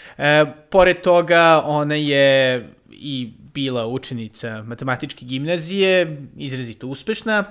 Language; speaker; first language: Serbian; native; Serbian